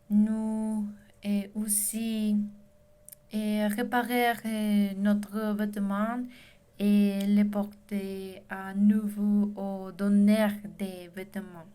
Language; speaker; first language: French; non-native, learner; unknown